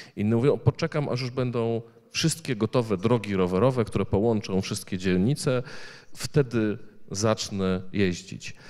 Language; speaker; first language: Polish; native; Polish